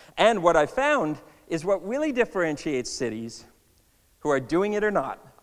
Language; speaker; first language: English; native; English